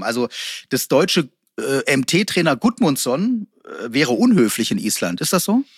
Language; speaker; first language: German; native; German